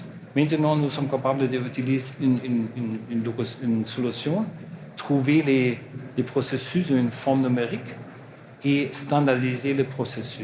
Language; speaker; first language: French; non-native, learner; German